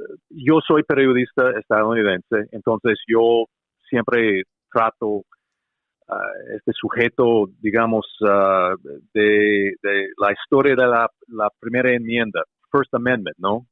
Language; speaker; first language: Spanish; non-native, fluent; English